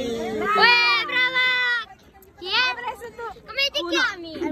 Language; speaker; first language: Italian; non-native, learner; Filipino